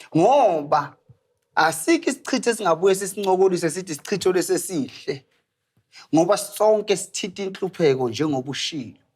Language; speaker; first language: Zulu; native; Zulu